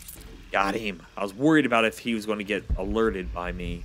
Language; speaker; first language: English; native; English